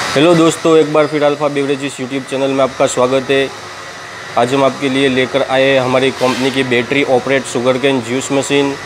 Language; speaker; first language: Hindi; non-native, local second language; Gujarati